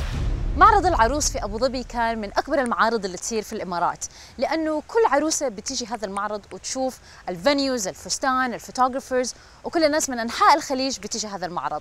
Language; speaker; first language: Arabic; native; Arabic